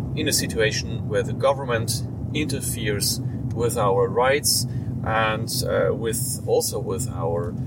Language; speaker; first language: English; non-native, fluent; German